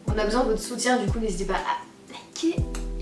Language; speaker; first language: French; native; French